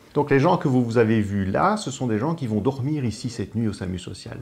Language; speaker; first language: French; native; French